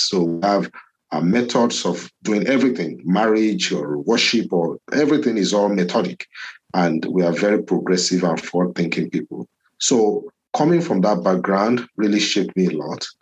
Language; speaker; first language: English; non-native, local second language; Yoruba